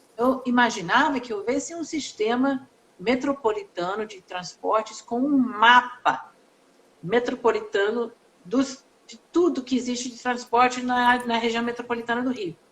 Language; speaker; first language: Portuguese; non-native, fluent; English